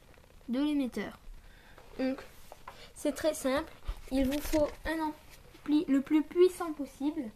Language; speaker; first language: French; native; French